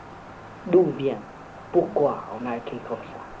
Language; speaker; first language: French; non-native, fluent; Vietnamese